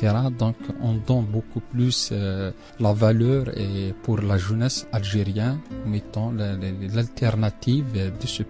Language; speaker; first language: French; non-native, local second language; Arabic